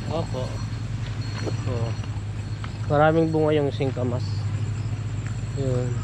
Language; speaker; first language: Filipino; non-native, local second language; Iloko